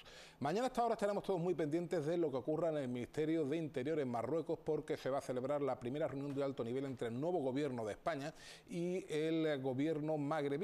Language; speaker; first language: Spanish; native; Spanish